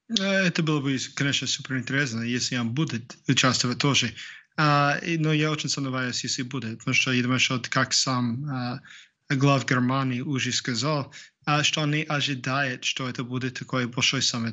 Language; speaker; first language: Russian; non-native, fluent; English